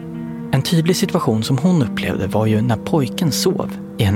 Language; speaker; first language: Swedish; native; Swedish